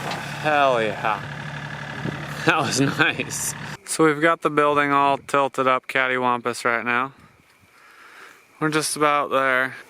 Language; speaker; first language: English; native; English